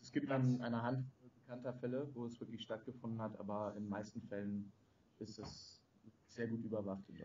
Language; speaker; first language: German; native; German